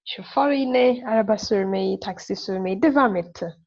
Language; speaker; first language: Turkish; non-native, fluent; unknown